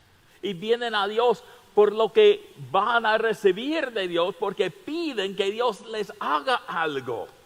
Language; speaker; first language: Spanish; non-native, fluent; English